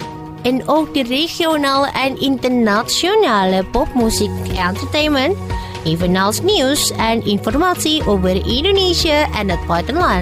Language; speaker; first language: Dutch; non-native, fluent; Indonesian